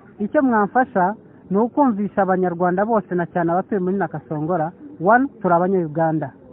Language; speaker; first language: Kinyarwanda; early bilingual, heritage; Kinyarwanda